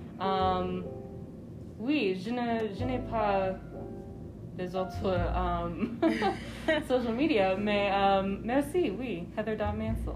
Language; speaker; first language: French; non-native, learner; English